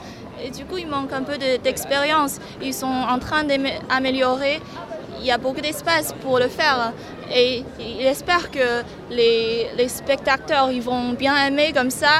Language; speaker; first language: French; non-native, fluent; Chinese